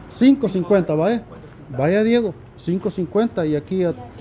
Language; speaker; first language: Spanish; native; Spanish